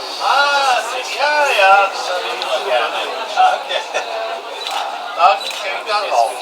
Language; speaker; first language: German; non-native, fluent; Tibetan